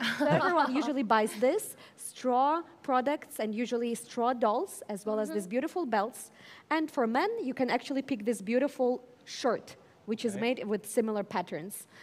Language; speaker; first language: English; early bilingual, other home language; Russian